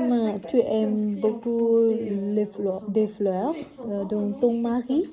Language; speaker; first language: French; non-native, learner; Vietnamese